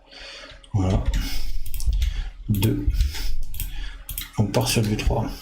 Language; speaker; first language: French; native; French